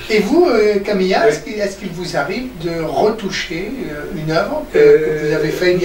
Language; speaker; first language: French; native; French